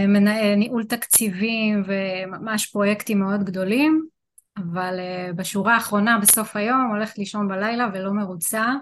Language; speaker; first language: Hebrew; native; Hebrew